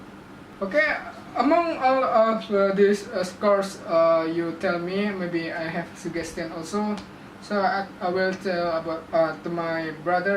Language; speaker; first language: English; non-native, learner; Indonesian